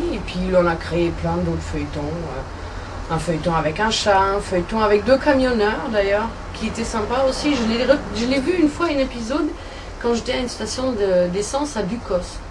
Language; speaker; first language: French; non-native, fluent; German